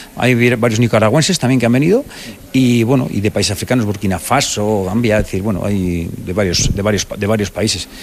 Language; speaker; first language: Spanish; native; Spanish